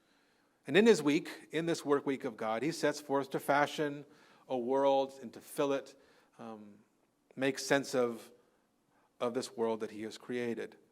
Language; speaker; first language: English; native; English